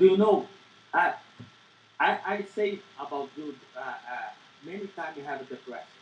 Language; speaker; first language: English; non-native, learner; Portuguese